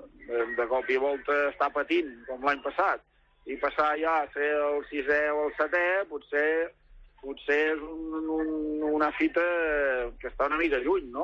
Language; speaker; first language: Catalan; native; Catalan